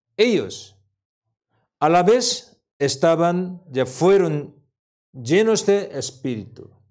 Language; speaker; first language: Spanish; non-native, learner; Korean